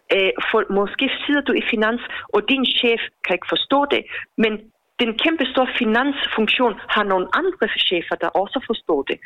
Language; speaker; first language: Danish; non-native, fluent; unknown